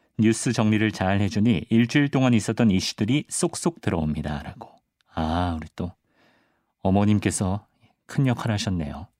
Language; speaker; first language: Korean; native; Korean